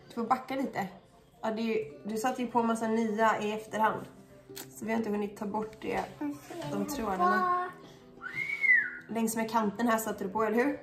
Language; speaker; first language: Swedish; native; Swedish